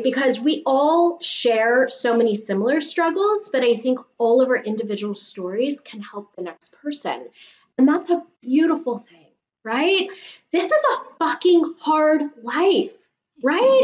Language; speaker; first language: English; native; English